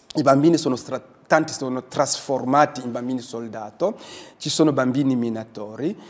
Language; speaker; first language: Italian; non-native, fluent; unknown